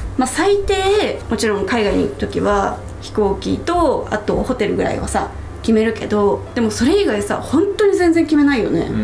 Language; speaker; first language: Japanese; native; Japanese